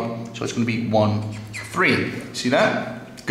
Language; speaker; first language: English; non-native, fluent; Dutch